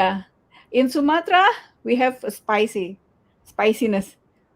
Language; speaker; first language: English; non-native, learner; Indonesian